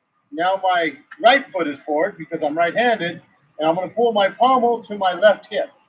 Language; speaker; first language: English; native; English